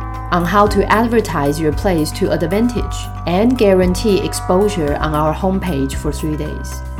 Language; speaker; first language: English; non-native, fluent; Chinese